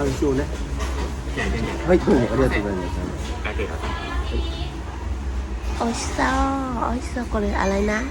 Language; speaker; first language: Japanese; non-native, learner; Thai